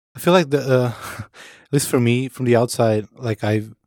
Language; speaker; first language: English; non-native, fluent; Portuguese